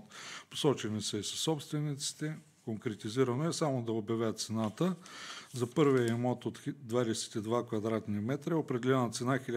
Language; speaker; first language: Bulgarian; native; Bulgarian